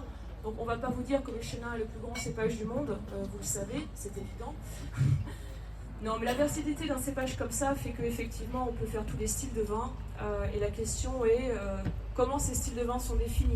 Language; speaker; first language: French; native; French